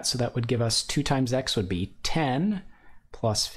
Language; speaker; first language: English; native; English